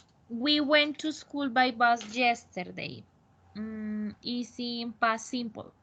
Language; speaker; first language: English; non-native, learner; Spanish